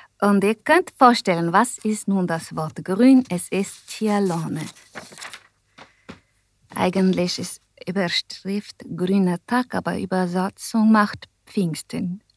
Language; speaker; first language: German; non-native, learner; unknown